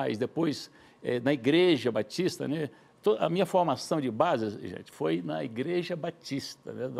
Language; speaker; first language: Portuguese; native; Portuguese